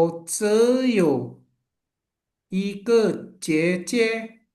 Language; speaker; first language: Chinese; non-native, learner; Indonesian